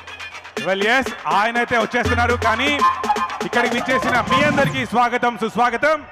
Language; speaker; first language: Telugu; native; Telugu